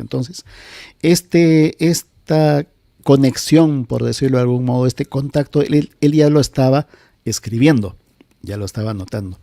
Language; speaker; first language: Spanish; native; Spanish